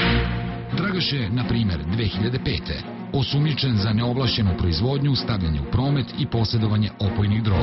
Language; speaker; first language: Serbian; native; Serbian